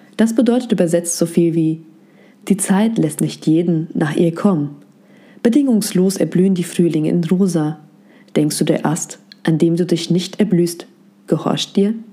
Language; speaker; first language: German; native; German